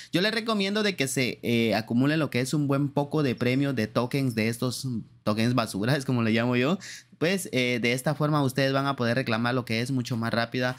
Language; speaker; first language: Spanish; native; Spanish